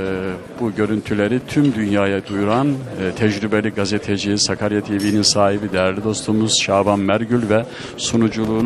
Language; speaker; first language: Turkish; native; Turkish